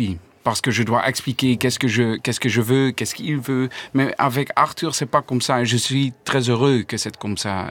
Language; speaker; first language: French; non-native, learner; Dutch